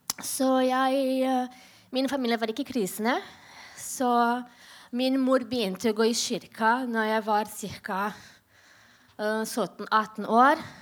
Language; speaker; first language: Norwegian; non-native, learner; Portuguese